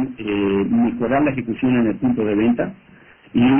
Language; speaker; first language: Spanish; native; Spanish